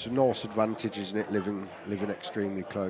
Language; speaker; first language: English; native; English